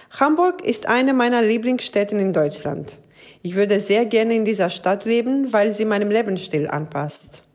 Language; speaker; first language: German; non-native, fluent; Greek